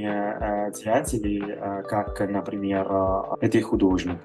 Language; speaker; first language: Russian; non-native, fluent; Italian